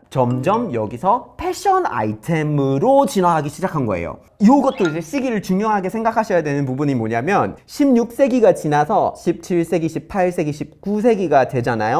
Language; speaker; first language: Korean; non-native, fluent; English